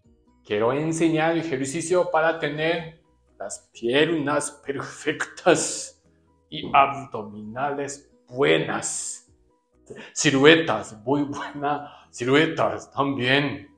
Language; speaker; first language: Spanish; non-native, learner; Japanese